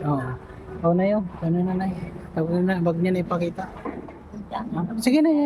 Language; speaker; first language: Filipino; non-native, local second language; Cebuano